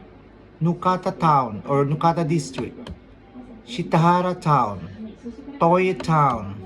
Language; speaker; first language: English; non-native, local second language; Filipino